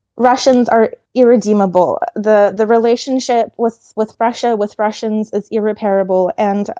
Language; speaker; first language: English; early bilingual, other home language; Ukrainian